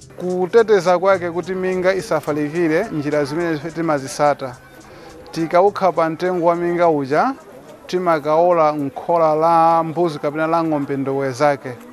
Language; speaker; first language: Nyanja; native; Nyanja